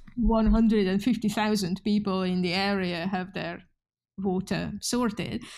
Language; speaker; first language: English; non-native, fluent; Hungarian